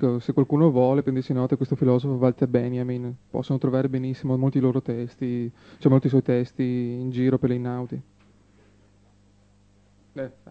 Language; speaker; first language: Italian; native; Italian